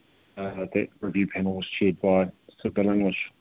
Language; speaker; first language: English; native; English